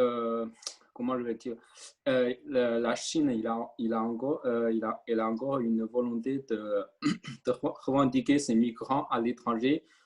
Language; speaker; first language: French; non-native, fluent; Chinese